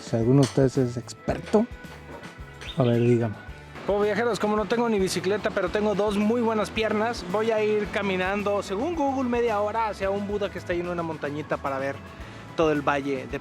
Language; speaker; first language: Spanish; native; Spanish